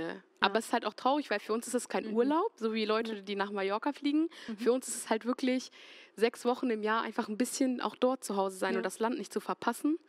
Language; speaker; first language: German; early bilingual, other home language; Albanian